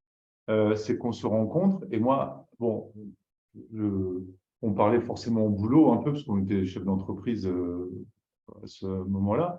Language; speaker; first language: French; native; French